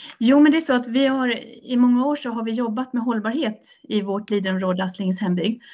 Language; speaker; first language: Swedish; native; Swedish